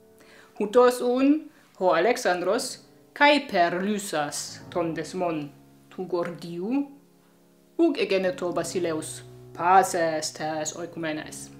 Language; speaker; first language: Greek; non-native, fluent; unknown